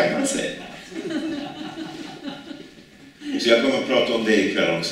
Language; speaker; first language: Swedish; non-native, fluent; English